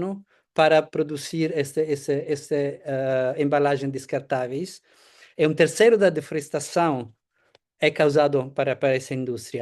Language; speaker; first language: Portuguese; non-native, fluent; Italian